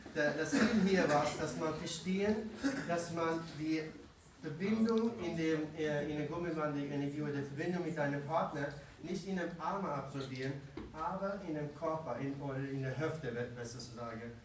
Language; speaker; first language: German; non-native, fluent; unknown